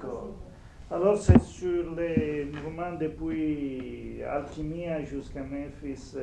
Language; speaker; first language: French; non-native, fluent; Italian